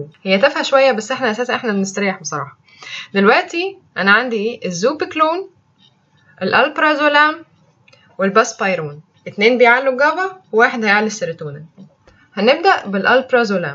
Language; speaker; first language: Arabic; native; Arabic